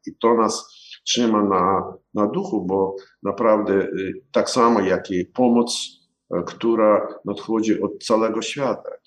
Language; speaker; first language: Polish; non-native, learner; Ukrainian